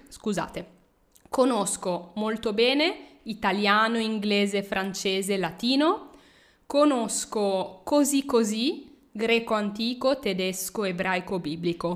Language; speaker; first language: Italian; native; Italian